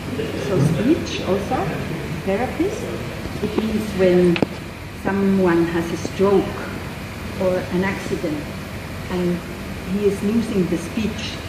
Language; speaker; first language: English; non-native, fluent; French